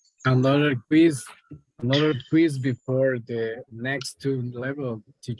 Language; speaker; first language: English; non-native, learner; Spanish